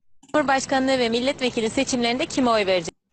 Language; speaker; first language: Turkish; native; Turkish